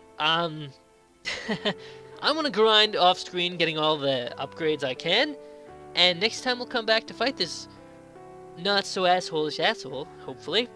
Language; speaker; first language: English; native; English